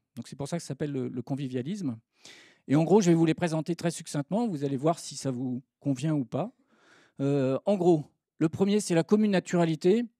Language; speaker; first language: French; native; French